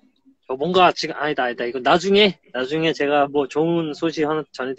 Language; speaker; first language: Korean; native; Korean